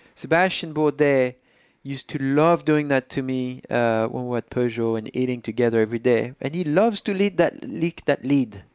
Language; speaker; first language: English; non-native, fluent; French